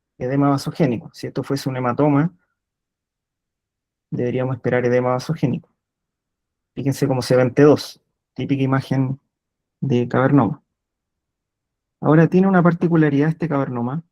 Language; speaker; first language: Spanish; native; Spanish